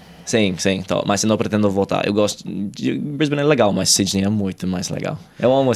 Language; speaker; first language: Portuguese; non-native, fluent; English